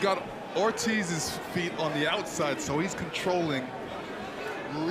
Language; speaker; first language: English; native; English